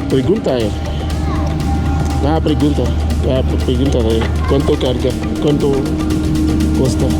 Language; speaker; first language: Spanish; non-native, learner; Haitian Creole